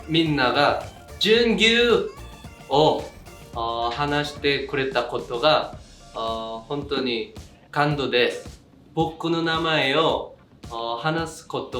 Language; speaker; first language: Japanese; non-native, learner; Korean